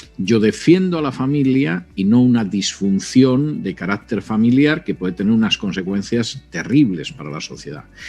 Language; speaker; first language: Spanish; native; Spanish